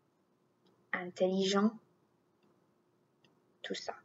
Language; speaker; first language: French; non-native, learner; English